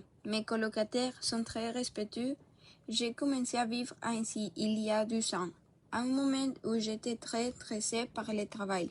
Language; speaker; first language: French; non-native, learner; Spanish